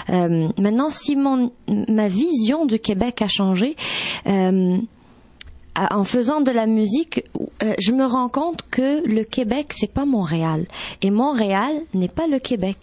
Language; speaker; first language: French; non-native, local second language; Arabic